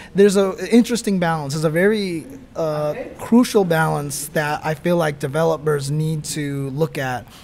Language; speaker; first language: English; native; English